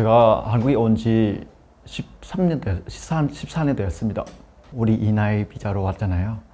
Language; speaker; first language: Korean; non-native, learner; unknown